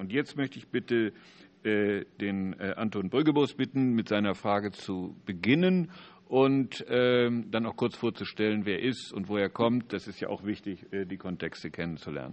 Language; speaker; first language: German; native; German